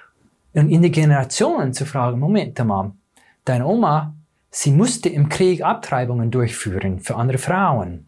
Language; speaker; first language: German; non-native, fluent; English